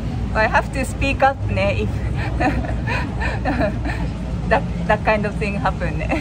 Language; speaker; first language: English; non-native, fluent; Japanese